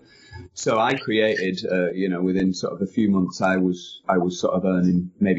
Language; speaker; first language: English; native; English